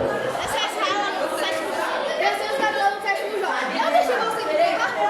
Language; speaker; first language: Portuguese; native; Portuguese